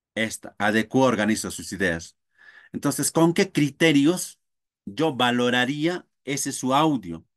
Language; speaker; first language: Spanish; non-native, local second language; Quechua